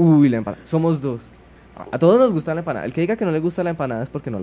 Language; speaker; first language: Spanish; native; Spanish